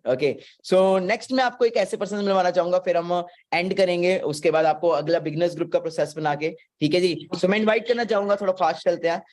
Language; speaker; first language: Hindi; non-native, local second language; Punjabi